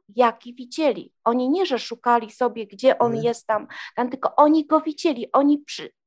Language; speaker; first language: Polish; native; Polish